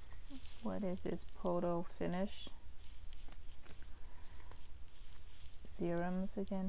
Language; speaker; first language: English; non-native, fluent; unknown